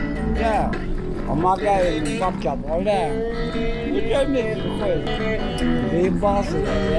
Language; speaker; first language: Russian; native; Russian